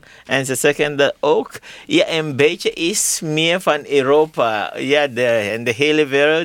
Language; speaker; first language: Dutch; non-native, learner; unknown